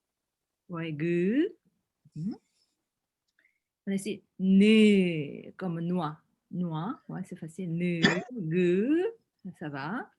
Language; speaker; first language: French; non-native, fluent; Korean